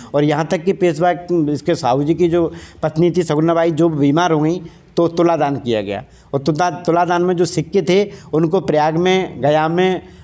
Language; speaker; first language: Hindi; native; Hindi